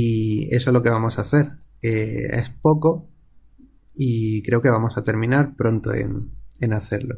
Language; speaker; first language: Spanish; native; Spanish